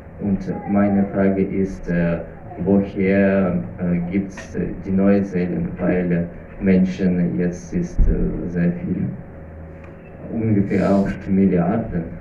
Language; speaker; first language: German; non-native, learner; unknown